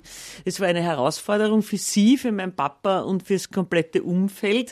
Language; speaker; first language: German; native; German